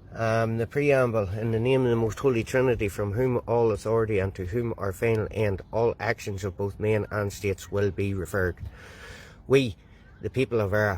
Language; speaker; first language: English; native; English